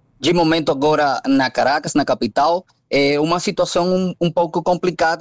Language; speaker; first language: Portuguese; non-native, fluent; Spanish